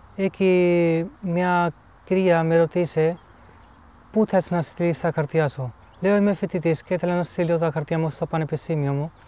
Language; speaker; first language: Greek; non-native, learner; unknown